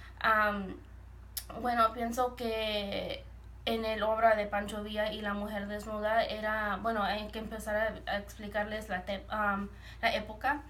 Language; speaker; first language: Spanish; early bilingual, heritage; Spanish